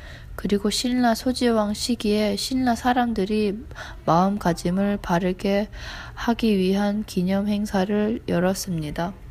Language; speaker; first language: Korean; non-native, learner; English